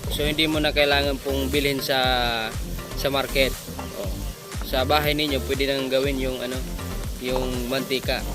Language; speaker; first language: Filipino; non-native, local second language; Bikol